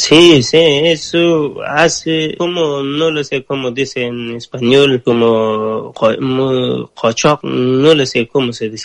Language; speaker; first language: Spanish; non-native, learner; Persian